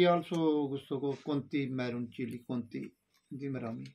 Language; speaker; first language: Filipino; non-native, learner; Urdu